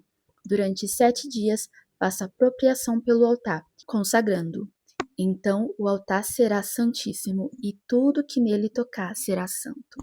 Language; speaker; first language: Portuguese; native; Portuguese